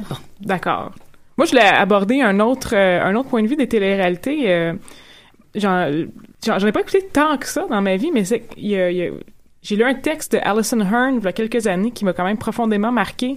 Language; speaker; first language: French; native; French